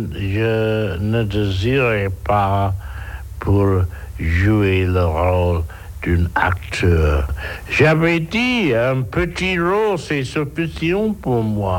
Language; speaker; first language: French; non-native, learner; English